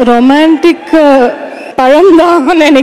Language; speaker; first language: Tamil; non-native, fluent; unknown